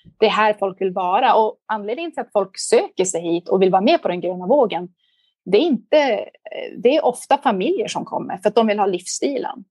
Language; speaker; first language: Swedish; native; Swedish